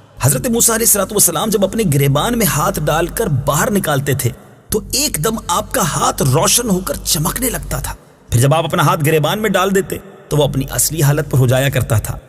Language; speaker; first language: Urdu; native; Urdu